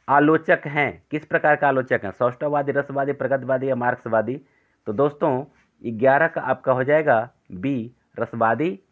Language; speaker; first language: Hindi; native; Hindi